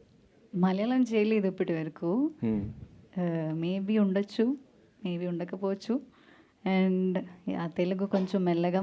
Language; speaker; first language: Telugu; non-native, learner; Malayalam